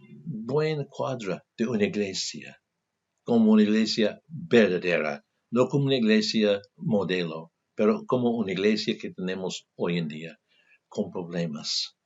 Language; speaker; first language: Spanish; non-native, fluent; English